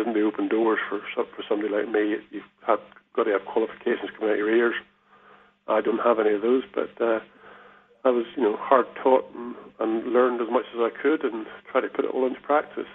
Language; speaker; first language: English; native; English